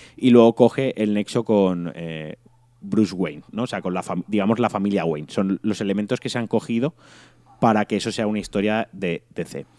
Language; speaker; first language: Spanish; native; Spanish